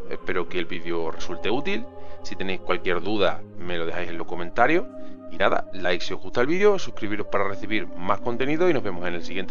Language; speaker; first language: Spanish; native; Spanish